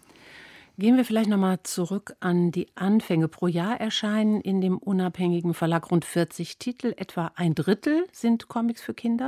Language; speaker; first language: German; native; German